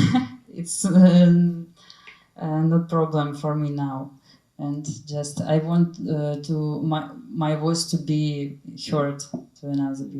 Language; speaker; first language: English; non-native, learner; Ukrainian